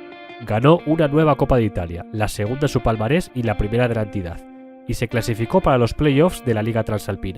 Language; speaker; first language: Spanish; native; Spanish